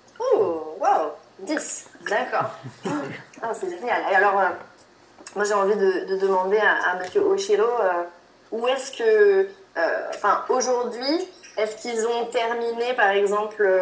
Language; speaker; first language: French; native; French